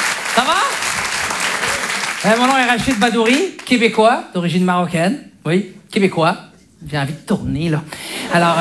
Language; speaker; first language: French; early bilingual, other home language; Arabic